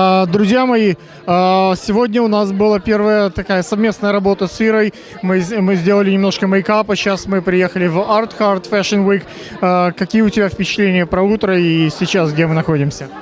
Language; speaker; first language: Russian; native; Russian